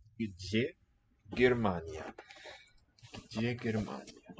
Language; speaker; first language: Russian; non-native, learner; English